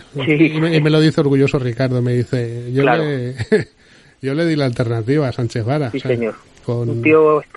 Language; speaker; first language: Spanish; native; Spanish